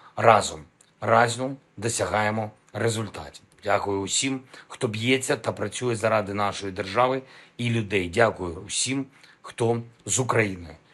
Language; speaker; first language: Ukrainian; non-native, local second language; Russian